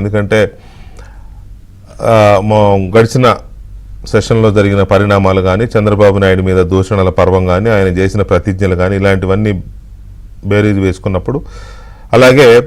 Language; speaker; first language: Telugu; native; Telugu